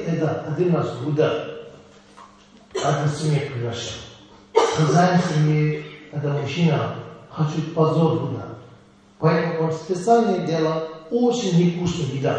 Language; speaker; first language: Russian; non-native, learner; Tibetan